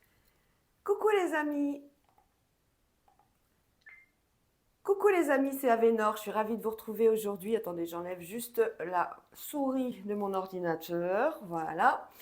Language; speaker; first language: French; native; French